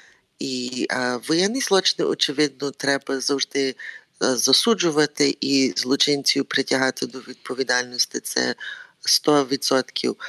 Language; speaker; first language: Ukrainian; early bilingual, heritage; Ukrainian